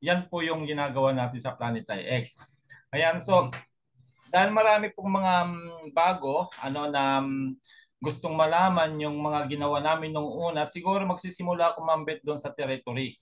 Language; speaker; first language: Filipino; non-native, local second language; Pangasinan